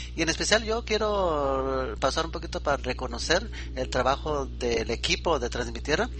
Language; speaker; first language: Spanish; native; Spanish